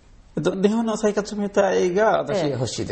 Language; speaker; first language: Japanese; non-native, learner; Bangla